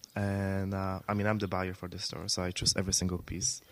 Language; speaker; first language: English; non-native, fluent; Polish